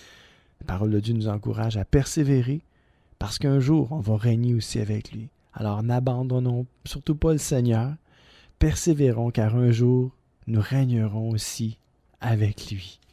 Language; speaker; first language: French; native; French